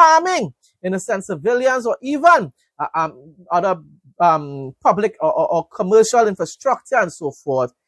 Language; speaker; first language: English; native; English